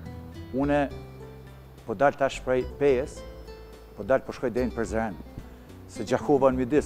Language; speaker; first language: Albanian; native; Albanian